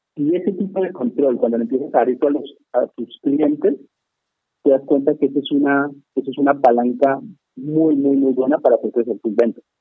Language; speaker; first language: Spanish; native; Spanish